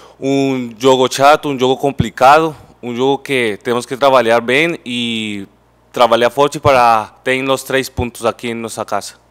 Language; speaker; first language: Portuguese; non-native, learner; Spanish